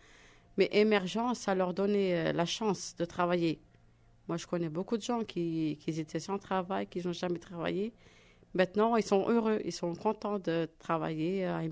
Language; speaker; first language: French; non-native, fluent; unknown